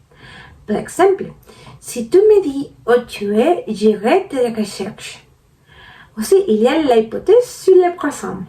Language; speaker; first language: French; non-native, learner; Spanish